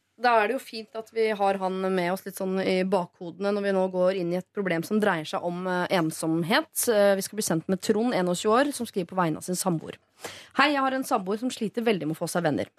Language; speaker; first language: Norwegian; native; Norwegian